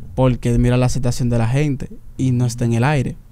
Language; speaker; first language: Spanish; early bilingual, heritage; Spanish